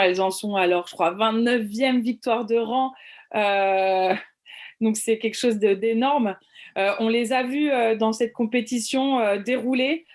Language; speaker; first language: French; native; French